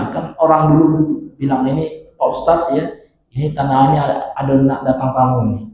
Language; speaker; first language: Indonesian; non-native, local second language; Minangkabau